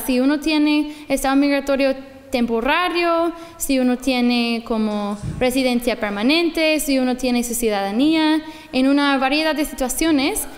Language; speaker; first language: Spanish; non-native, fluent; English